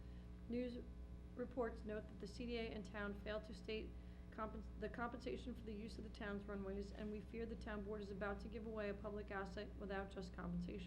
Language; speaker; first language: English; native; English